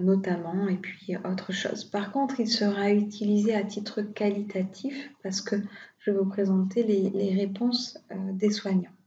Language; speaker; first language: French; native; French